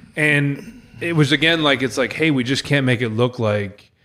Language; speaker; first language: English; native; English